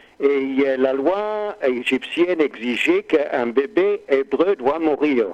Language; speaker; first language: French; non-native, learner; English